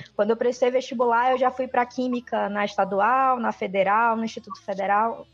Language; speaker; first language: Portuguese; native; Portuguese